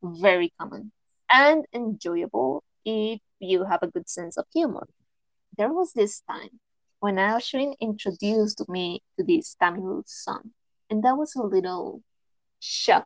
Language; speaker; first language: English; non-native, fluent; Spanish